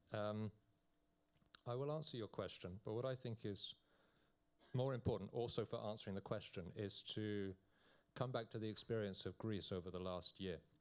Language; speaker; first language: English; native; English